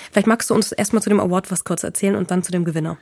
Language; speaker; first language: German; native; German